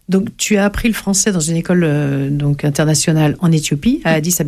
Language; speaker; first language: French; native; French